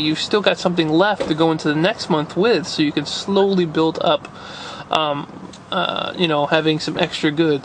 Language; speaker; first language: English; native; English